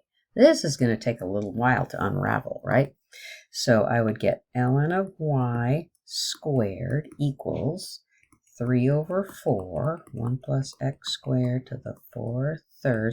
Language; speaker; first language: English; native; English